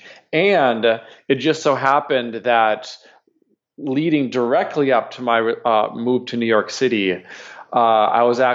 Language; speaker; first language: English; native; English